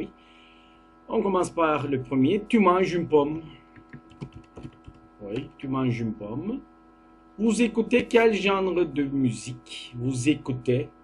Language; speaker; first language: French; non-native, fluent; Turkish